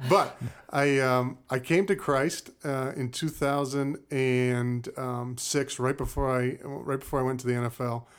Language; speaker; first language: English; native; English